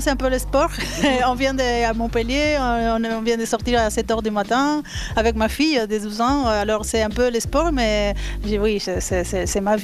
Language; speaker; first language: French; non-native, learner; Spanish